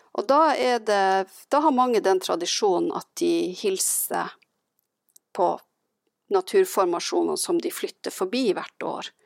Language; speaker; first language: Norwegian; native; Norwegian